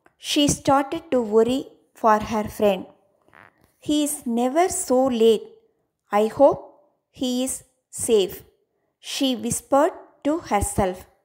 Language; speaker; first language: English; non-native, local second language; Tamil